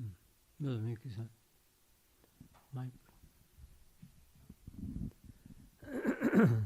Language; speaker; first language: Japanese; non-native, learner; Bangla